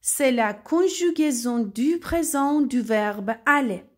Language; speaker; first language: French; non-native, fluent; Persian